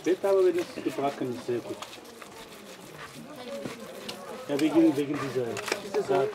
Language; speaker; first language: German; non-native, learner; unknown